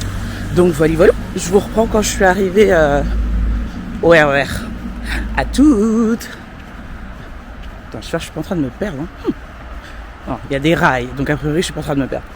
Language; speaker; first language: French; native; French